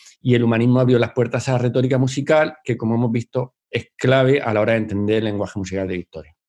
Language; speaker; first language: Spanish; native; Spanish